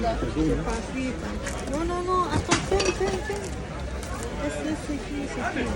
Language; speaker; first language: French; non-native, learner; Thai